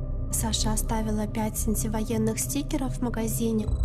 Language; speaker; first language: Russian; native; Russian